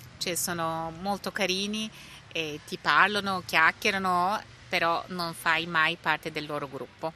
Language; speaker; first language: Italian; non-native, fluent; Turkish